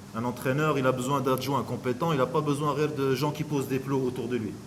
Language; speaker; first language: French; non-native, local second language; Arabic